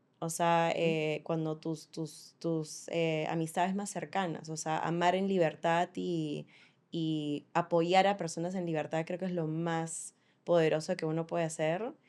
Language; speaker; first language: Spanish; early bilingual, other home language; English